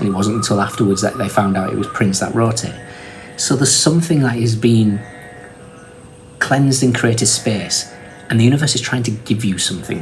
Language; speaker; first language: English; native; English